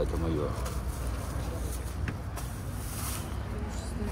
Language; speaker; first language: Russian; native; Russian